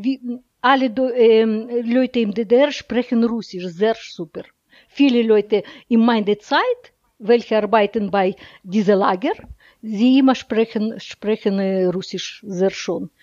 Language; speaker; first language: German; non-native, learner; Russian